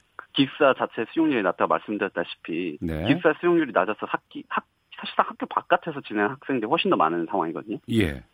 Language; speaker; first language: Korean; native; Korean